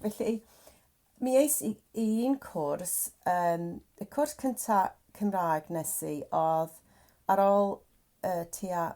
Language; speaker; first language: Welsh; non-native, fluent; English